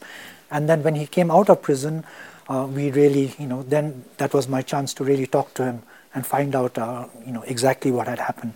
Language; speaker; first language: English; non-native, local second language; Tibetan